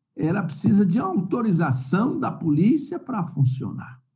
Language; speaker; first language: Portuguese; native; Portuguese